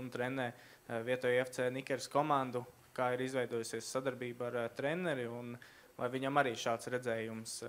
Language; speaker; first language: Latvian; native; Latvian